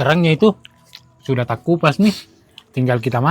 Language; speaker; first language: Malay; native; Malay